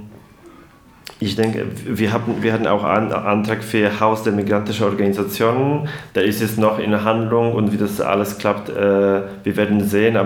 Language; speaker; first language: German; non-native, fluent; Polish